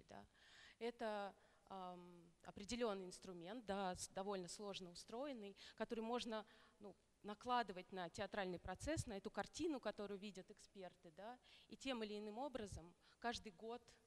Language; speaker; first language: Russian; native; Russian